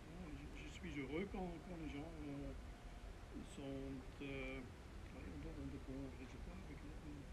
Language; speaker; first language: French; non-native, fluent; Dutch